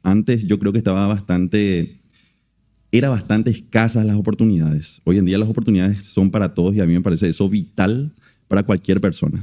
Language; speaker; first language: Spanish; native; Spanish